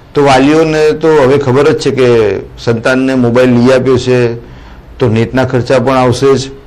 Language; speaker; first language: Gujarati; native; Gujarati